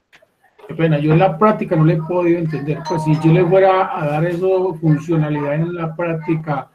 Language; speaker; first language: Spanish; native; Spanish